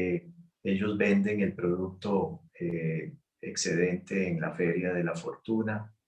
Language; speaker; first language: Spanish; native; Spanish